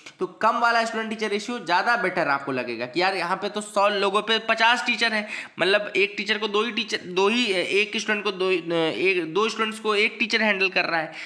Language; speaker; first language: Hindi; native; Hindi